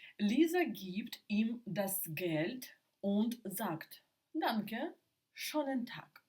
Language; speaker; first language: German; non-native, fluent; Ukrainian